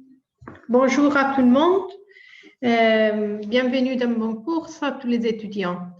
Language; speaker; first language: French; non-native, fluent; Italian